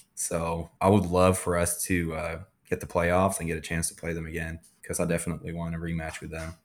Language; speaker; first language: English; non-native, fluent; Swedish